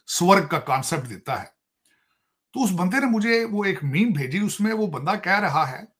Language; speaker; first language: Hindi; native; Hindi